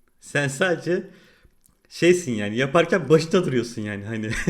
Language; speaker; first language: Turkish; native; Turkish